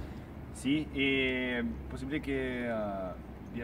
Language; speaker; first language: Spanish; non-native, learner; French